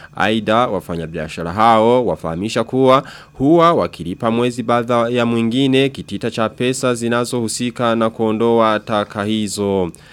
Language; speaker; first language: Swahili; non-native, local second language; Rundi